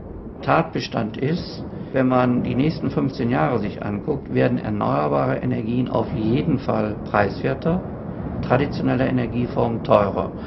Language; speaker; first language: German; native; German